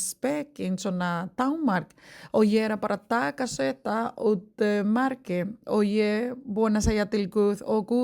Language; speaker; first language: Icelandic; non-native, learner; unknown